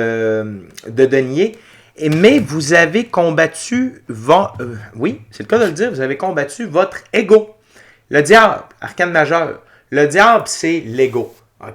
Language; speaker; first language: French; native; French